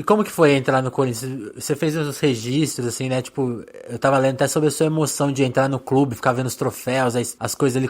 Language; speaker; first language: Portuguese; native; Portuguese